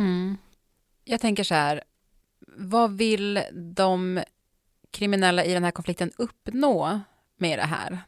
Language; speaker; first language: Swedish; native; Swedish